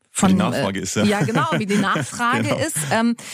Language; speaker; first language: German; native; German